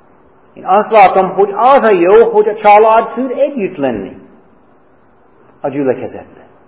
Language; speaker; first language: Hungarian; non-native, fluent; English